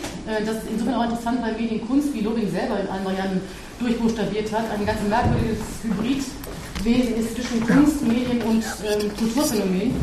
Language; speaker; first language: German; native; German